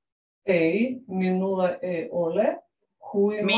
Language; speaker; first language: Finnish; non-native, learner; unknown